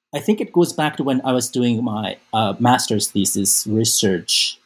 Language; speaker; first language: English; non-native, fluent; Japanese